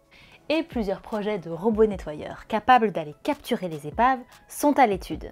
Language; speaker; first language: French; native; French